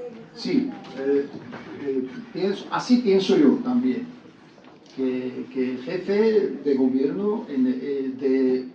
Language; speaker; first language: Spanish; non-native, learner; Georgian